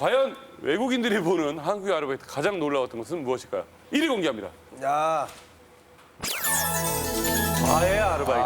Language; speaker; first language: Korean; native; Korean